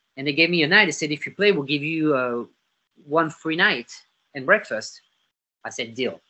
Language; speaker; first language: English; non-native, fluent; French